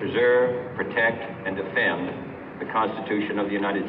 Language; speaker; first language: English; native; English